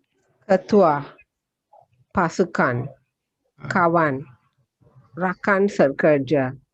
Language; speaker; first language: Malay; non-native, learner; Tamil